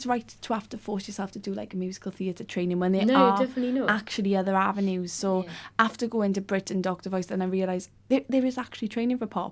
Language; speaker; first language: English; native; English